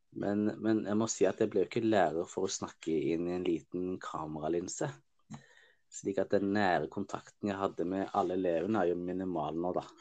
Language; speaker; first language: Norwegian; early bilingual, other home language; Somali